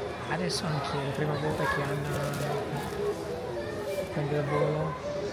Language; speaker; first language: Italian; non-native, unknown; Indonesian